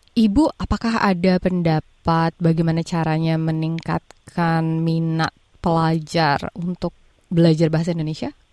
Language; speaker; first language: Indonesian; native; Indonesian